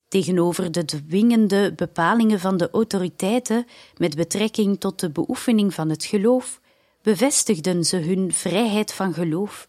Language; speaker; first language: Dutch; native; Dutch